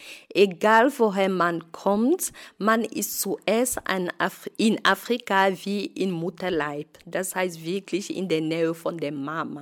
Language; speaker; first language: German; non-native, fluent; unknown